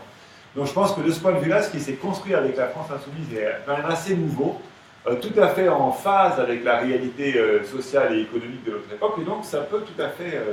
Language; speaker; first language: French; native; French